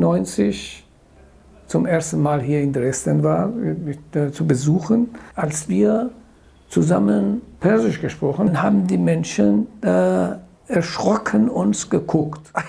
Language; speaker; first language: German; non-native, fluent; Persian